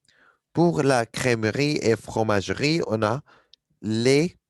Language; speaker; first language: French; non-native, fluent; Arabic